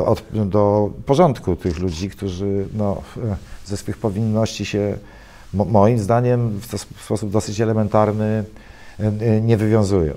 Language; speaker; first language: Polish; native; Polish